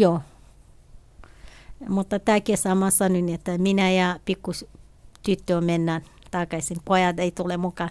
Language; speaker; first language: Finnish; non-native, learner; Kurdish